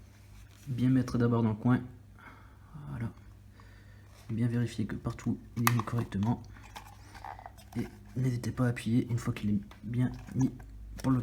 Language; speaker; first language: French; native; French